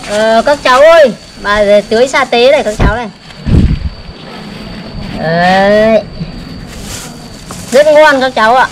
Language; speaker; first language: Vietnamese; native; Vietnamese